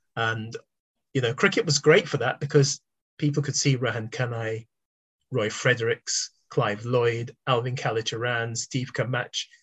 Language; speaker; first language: English; native; English